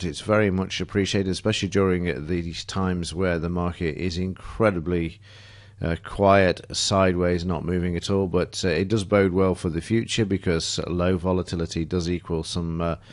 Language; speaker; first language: English; native; English